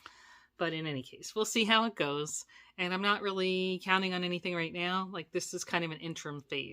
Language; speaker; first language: English; native; English